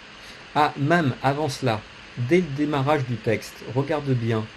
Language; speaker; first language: French; native; French